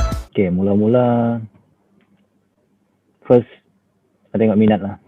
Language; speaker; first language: Malay; non-native, local second language; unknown